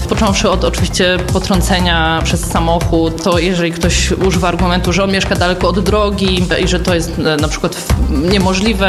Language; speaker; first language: Polish; native; Polish